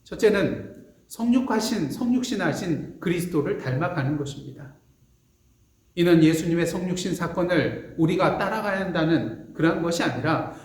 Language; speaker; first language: Korean; native; Korean